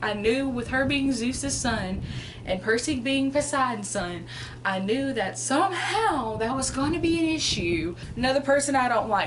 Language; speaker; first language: English; native; English